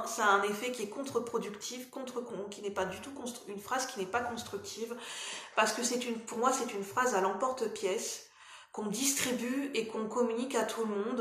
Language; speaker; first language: French; native; French